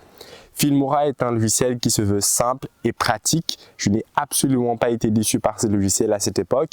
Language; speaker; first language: French; native; French